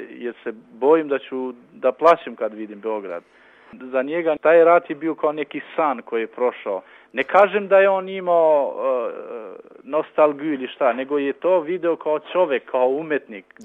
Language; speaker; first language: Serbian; non-native, local second language; Albanian